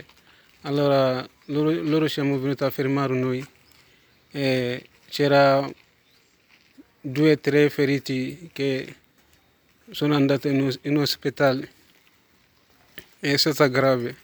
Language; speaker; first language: Italian; non-native, learner; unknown